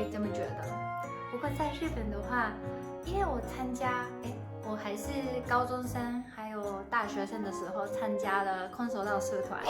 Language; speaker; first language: Chinese; non-native, fluent; Japanese